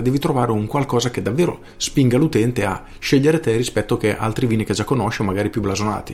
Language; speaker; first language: Italian; native; Italian